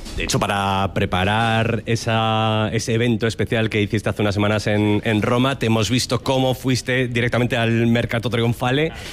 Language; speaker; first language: Spanish; native; Spanish